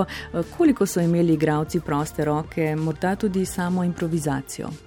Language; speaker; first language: Slovenian; native; Slovenian